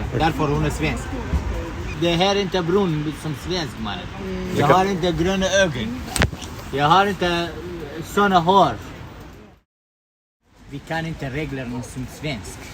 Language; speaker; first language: Swedish; non-native, learner; Kurdish